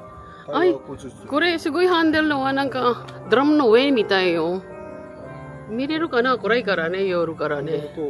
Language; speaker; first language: Japanese; non-native, learner; Filipino